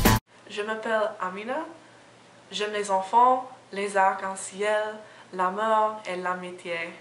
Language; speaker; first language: French; non-native, learner; English